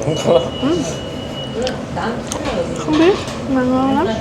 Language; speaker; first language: Korean; non-native, learner; Vietnamese